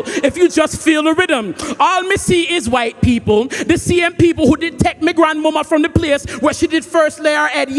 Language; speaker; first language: English; native; English